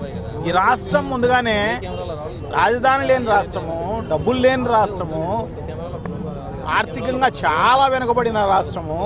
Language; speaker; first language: Telugu; native; Telugu